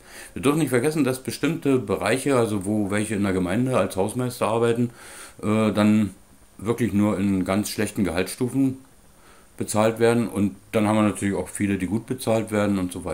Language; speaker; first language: German; native; German